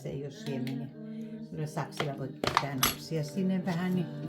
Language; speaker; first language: Finnish; native; Finnish